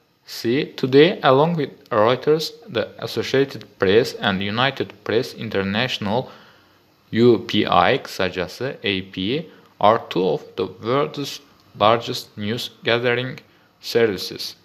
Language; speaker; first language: English; non-native, fluent; Azerbaijani